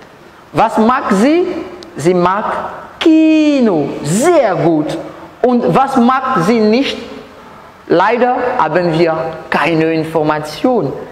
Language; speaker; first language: German; non-native, learner; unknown